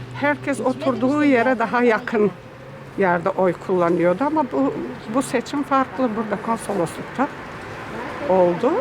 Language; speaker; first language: Turkish; early bilingual, heritage; Turkish